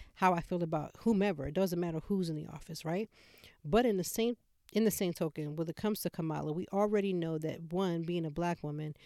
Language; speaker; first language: English; native; English